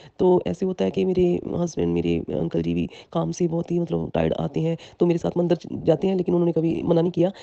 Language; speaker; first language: Hindi; non-native, local second language; Punjabi